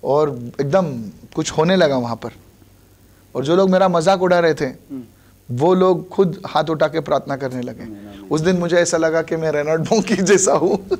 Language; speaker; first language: Hindi; non-native, local second language; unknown